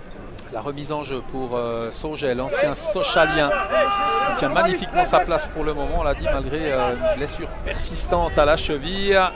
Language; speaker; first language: French; native; French